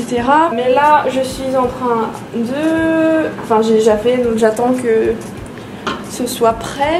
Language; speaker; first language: French; non-native, fluent; Finnish